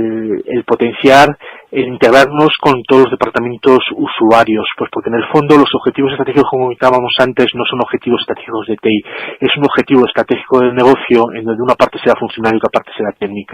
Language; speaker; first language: Spanish; native; Spanish